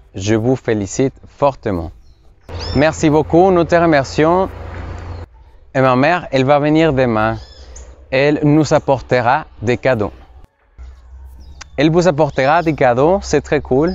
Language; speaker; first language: French; non-native, fluent; Spanish